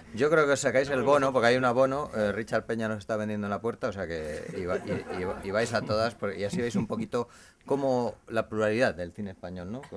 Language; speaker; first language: Spanish; native; Spanish